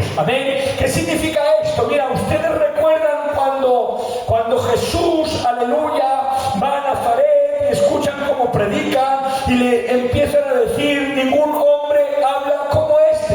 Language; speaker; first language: Spanish; native; Spanish